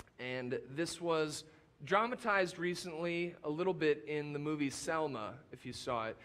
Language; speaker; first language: English; native; English